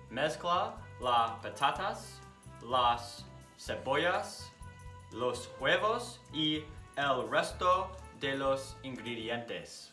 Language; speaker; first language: Spanish; non-native, learner; English